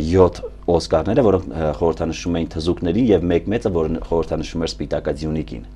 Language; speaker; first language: Armenian; native; Armenian